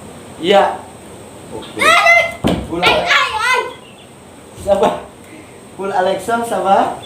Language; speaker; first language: French; non-native, learner; Indonesian